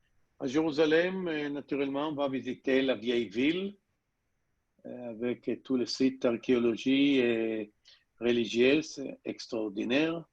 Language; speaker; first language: French; non-native, learner; Hebrew